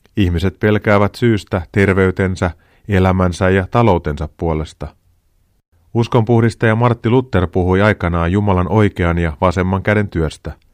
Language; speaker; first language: Finnish; native; Finnish